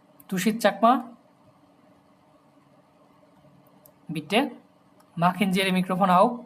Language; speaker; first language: German; non-native, fluent; Bangla